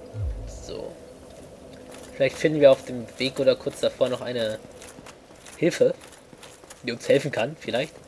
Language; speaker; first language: German; native; German